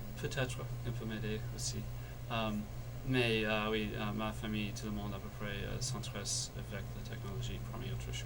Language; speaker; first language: French; non-native, fluent; English